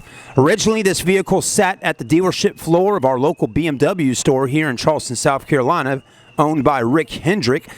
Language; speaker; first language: English; native; English